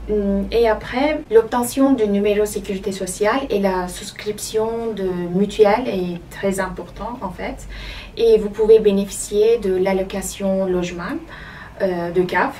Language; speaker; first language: French; non-native, fluent; Turkish